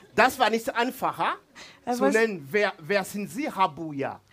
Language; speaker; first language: German; non-native, learner; Swahili